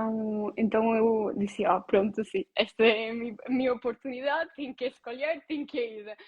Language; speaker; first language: Portuguese; non-native, learner; Italian